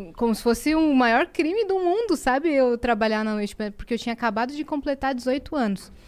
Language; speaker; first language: Portuguese; native; Portuguese